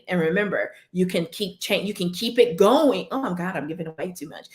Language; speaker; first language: English; native; English